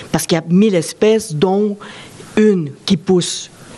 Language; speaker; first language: French; native; French